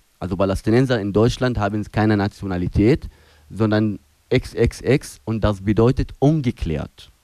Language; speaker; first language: German; non-native, fluent; Arabic